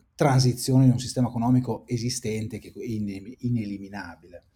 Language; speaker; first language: Italian; native; Italian